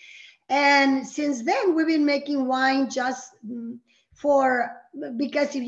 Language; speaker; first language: English; early bilingual, other home language; Spanish